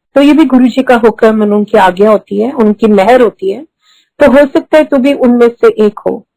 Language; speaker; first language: Hindi; early bilingual, heritage; Hindi